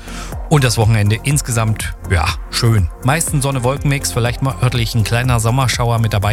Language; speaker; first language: German; native; German